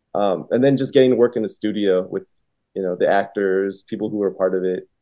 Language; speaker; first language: English; early bilingual, other home language; Vietnamese